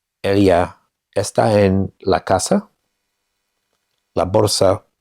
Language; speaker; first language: Spanish; non-native, learner; English